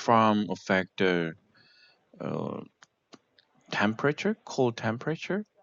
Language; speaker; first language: English; non-native, learner; Korean